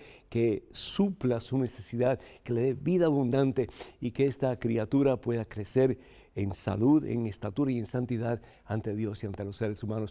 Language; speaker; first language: Spanish; native; Spanish